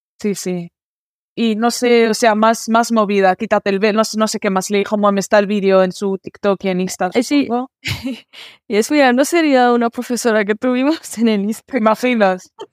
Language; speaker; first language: Spanish; early bilingual, other home language; Arabic